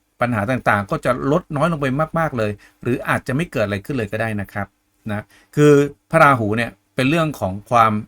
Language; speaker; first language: Thai; native; Thai